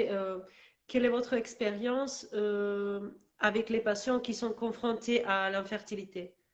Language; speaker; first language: French; non-native, learner; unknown